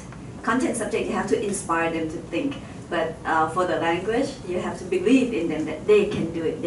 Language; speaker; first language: English; non-native, fluent; Thai